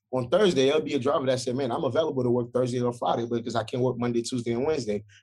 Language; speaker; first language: English; early bilingual, other home language; Haitian Creole